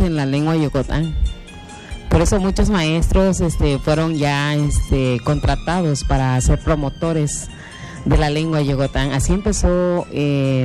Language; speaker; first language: Spanish; non-native, local second language; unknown